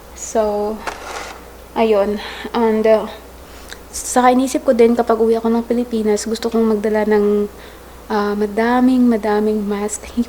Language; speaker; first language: Filipino; native; Filipino